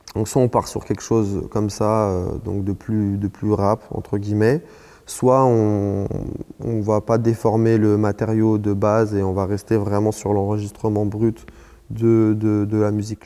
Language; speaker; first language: French; native; French